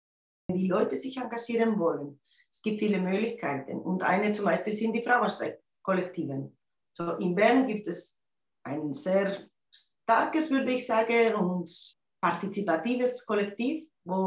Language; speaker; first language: German; non-native, fluent; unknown